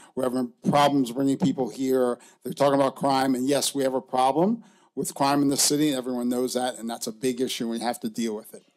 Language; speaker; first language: English; native; English